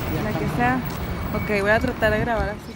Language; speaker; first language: Spanish; early bilingual, heritage; Spanish